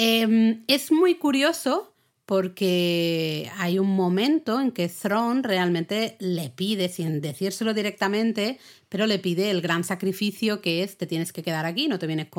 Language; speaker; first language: Spanish; native; Spanish